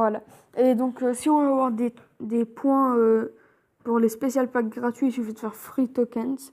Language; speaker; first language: French; native; French